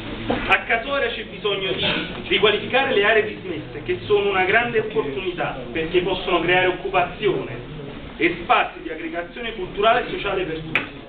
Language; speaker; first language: Italian; native; Italian